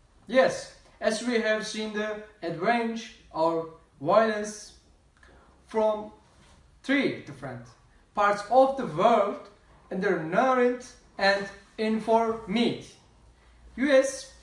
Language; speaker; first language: English; non-native, learner; Turkish